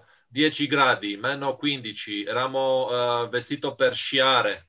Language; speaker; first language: Italian; non-native, fluent; Romanian